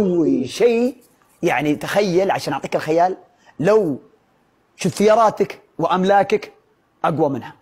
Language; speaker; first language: Arabic; native; Arabic